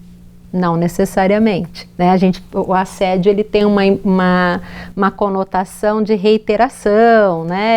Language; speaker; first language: Portuguese; native; Portuguese